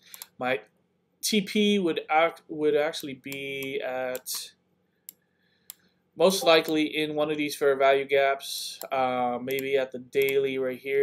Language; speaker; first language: English; native; English